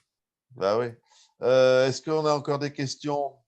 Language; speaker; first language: French; native; French